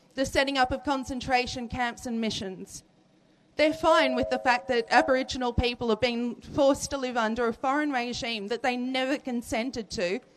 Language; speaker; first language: English; native; English